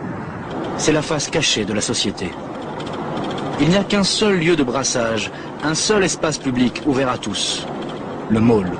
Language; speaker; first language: French; native; French